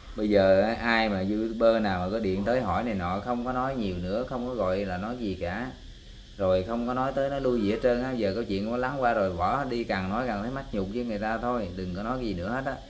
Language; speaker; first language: Vietnamese; non-native, local second language; Khmer